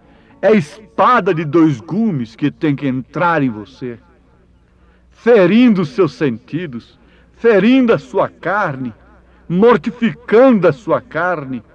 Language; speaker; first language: Portuguese; native; Portuguese